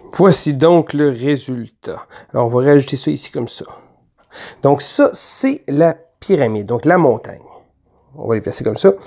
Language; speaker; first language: French; native; French